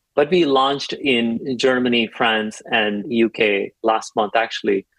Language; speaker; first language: English; non-native, local second language; Tamil